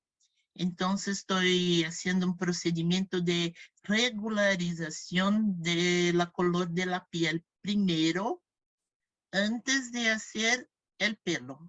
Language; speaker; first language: Spanish; non-native, fluent; Portuguese